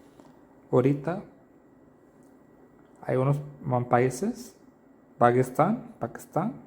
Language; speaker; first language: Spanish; non-native, learner; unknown